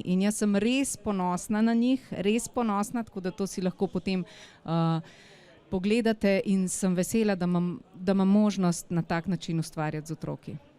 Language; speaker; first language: Slovenian; native; Slovenian